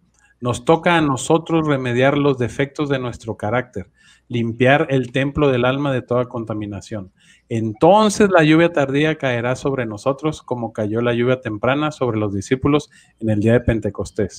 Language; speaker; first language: Spanish; native; Spanish